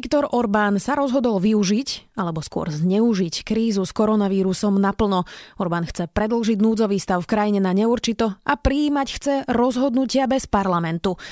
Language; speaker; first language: Slovak; native; Slovak